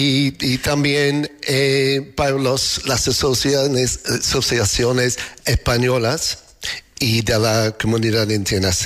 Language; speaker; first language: Spanish; non-native, learner; English